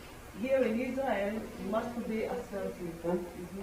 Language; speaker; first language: English; non-native, learner; Amharic